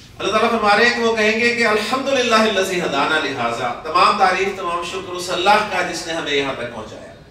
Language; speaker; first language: Urdu; native; Urdu